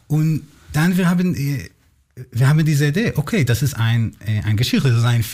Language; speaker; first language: German; non-native, learner; Hebrew